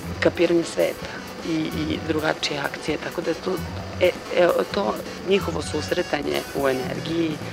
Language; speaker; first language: Serbian; native; Serbian